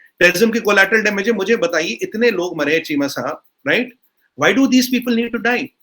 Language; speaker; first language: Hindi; non-native, local second language; Kashmiri